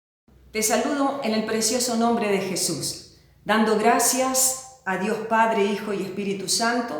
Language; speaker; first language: Spanish; native; Spanish